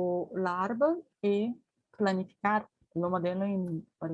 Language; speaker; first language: Spanish; non-native, learner; Portuguese